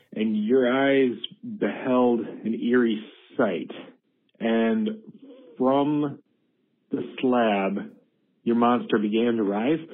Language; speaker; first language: English; native; English